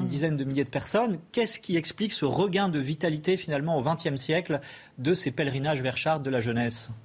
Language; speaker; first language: French; native; French